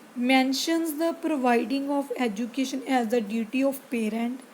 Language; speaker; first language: English; non-native, local second language; Punjabi